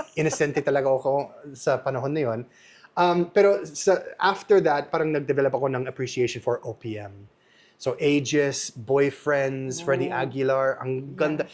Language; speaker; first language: Filipino; non-native, fluent; English